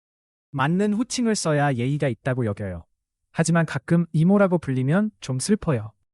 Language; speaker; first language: Korean; non-native, fluent; Chinese